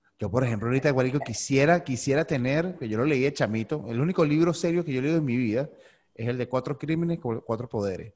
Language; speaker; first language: Spanish; native; Spanish